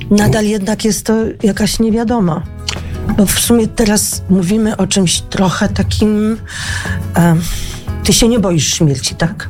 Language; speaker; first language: Polish; native; Polish